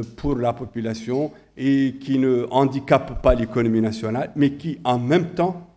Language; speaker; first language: French; non-native, local second language; Arabic